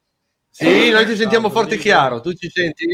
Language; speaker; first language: Italian; native; Italian